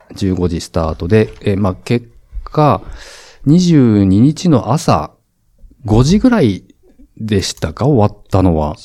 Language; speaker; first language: Japanese; native; Japanese